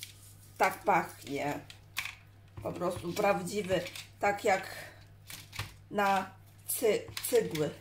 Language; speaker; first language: Polish; non-native, learner; Chinese